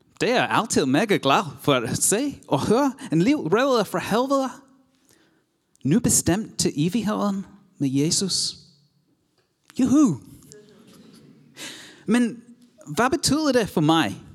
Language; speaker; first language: Danish; non-native, learner; English